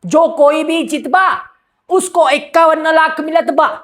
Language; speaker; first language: Hindi; non-native, local second language; Marathi